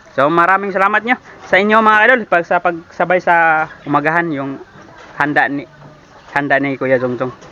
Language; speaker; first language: Filipino; non-native, local second language; Cebuano